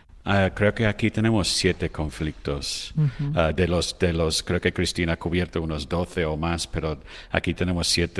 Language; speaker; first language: Spanish; non-native, fluent; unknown